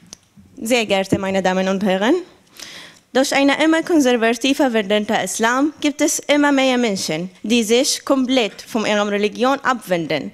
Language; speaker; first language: German; non-native, learner; Arabic